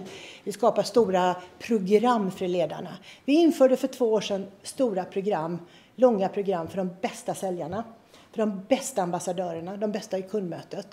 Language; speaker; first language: Swedish; native; Swedish